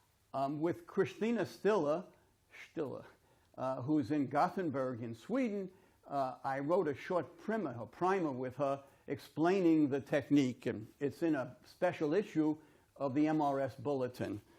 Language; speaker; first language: English; native; English